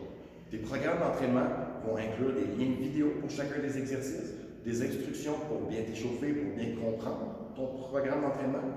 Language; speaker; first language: French; native; French